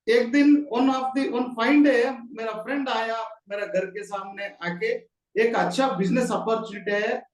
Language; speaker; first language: Hindi; non-native, local second language; Kannada